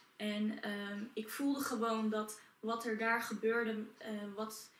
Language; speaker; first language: Dutch; early bilingual, other home language; Arabic